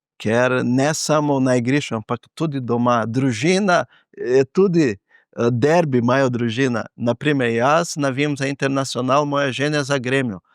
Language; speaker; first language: Slovenian; non-native, fluent; Portuguese